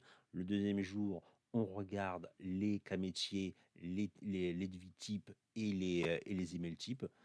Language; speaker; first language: French; native; French